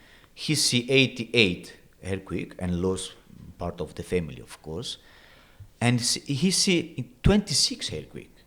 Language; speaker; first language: English; non-native, learner; Italian